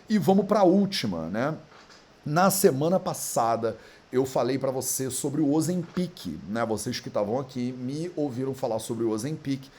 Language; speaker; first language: Portuguese; native; Portuguese